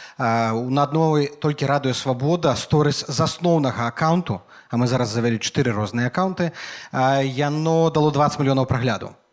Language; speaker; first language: Belarusian; native; Belarusian